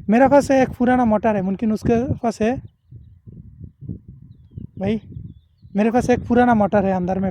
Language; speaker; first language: Hindi; non-native, learner; Bangla